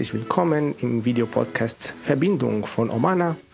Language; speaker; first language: German; non-native, fluent; Hebrew